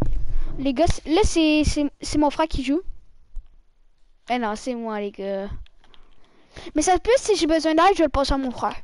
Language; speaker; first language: French; native; French